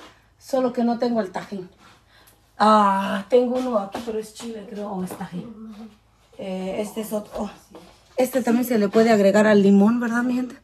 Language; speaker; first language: Spanish; native; Spanish